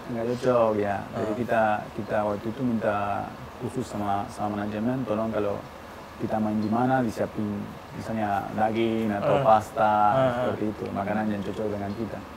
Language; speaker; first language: Indonesian; non-native, fluent; Spanish